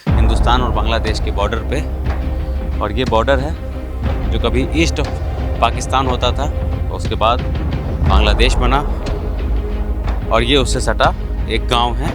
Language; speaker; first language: Hindi; native; Hindi